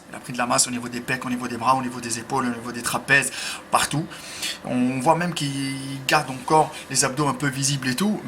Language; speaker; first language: French; native; French